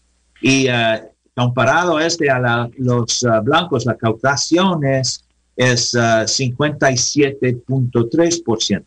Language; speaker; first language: Spanish; non-native, learner; English